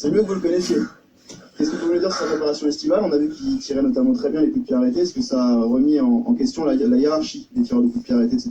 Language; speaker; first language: French; native; French